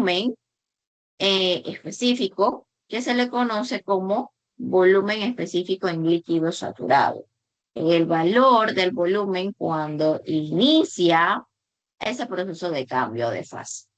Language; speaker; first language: Spanish; native; Spanish